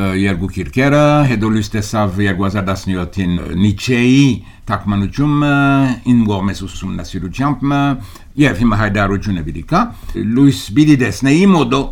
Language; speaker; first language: Armenian; early bilingual, heritage; Armenian